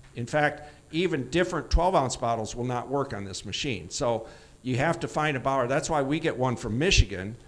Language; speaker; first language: English; native; English